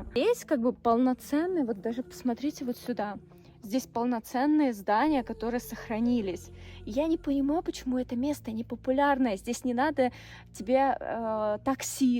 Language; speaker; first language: Russian; native; Russian